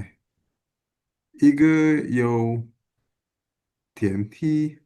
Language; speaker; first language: Chinese; non-native, learner; Indonesian